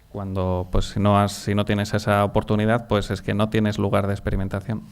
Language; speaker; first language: Spanish; native; Spanish